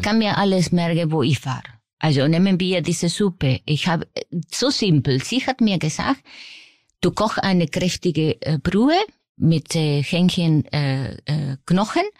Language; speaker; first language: German; non-native, fluent; Spanish